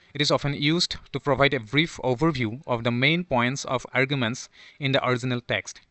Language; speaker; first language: English; non-native, local second language; Assamese